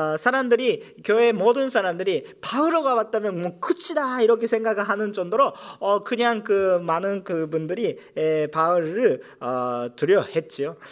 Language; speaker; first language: Korean; non-native, fluent; Japanese